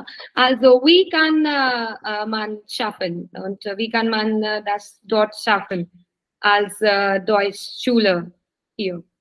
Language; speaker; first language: German; non-native, learner; Hindi